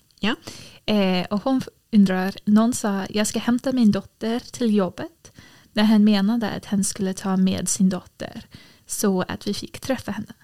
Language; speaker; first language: Swedish; non-native, learner; English